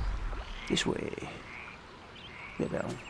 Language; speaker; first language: English; native; English